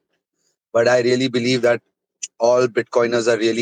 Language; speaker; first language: English; non-native, local second language; Hindi